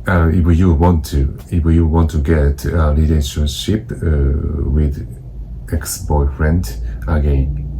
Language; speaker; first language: English; non-native, learner; Japanese